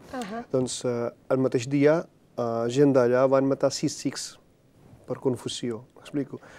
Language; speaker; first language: Catalan; non-native, fluent; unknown